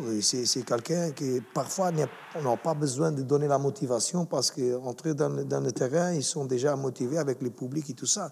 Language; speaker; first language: French; non-native, fluent; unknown